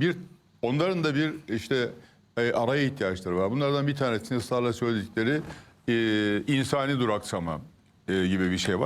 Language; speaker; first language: Turkish; native; Turkish